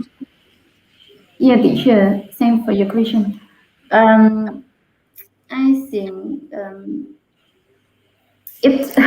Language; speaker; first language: English; non-native, learner; Khmer